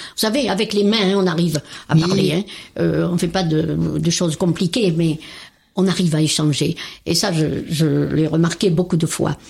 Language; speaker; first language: French; native; French